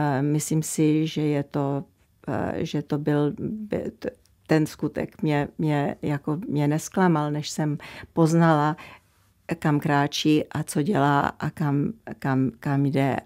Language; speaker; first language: Czech; early bilingual, heritage; Czech